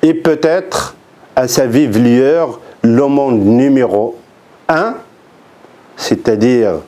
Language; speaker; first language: French; non-native, local second language; Arabic